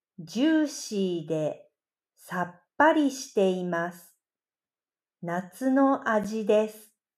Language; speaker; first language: Japanese; native; Japanese